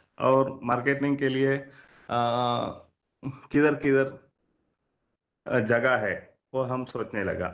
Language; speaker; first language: Hindi; non-native, local second language; Kannada